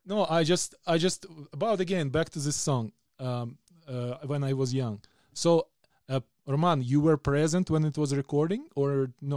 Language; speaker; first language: English; non-native, fluent; Ukrainian